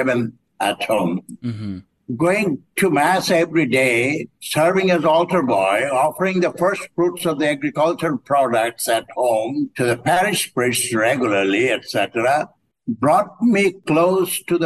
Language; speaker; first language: English; non-native, local second language; Bangla